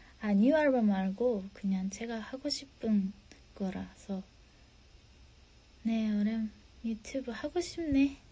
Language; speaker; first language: Korean; non-native, fluent; Japanese